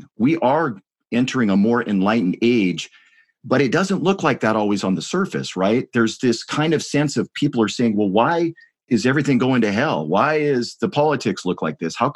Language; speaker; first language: English; native; English